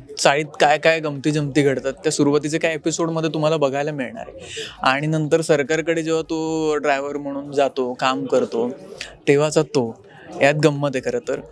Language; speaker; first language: Marathi; native; Marathi